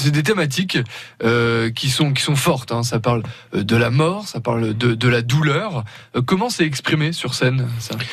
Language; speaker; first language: French; native; French